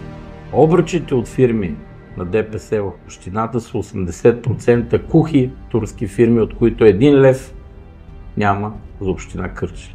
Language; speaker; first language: Bulgarian; native; Bulgarian